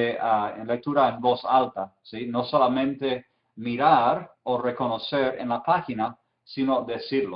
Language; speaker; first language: Spanish; non-native, fluent; English